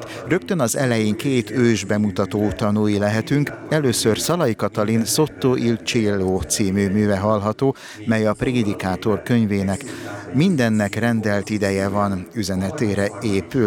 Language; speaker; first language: Hungarian; native; Hungarian